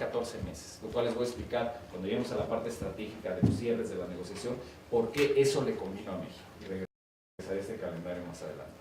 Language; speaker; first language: Spanish; native; Spanish